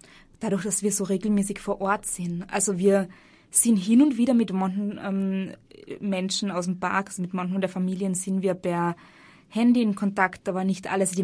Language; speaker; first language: German; native; German